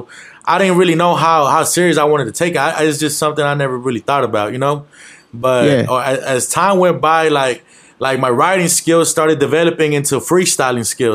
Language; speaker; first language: English; native; English